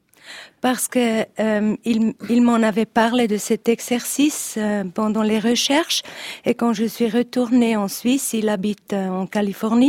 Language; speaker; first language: French; non-native, learner; Italian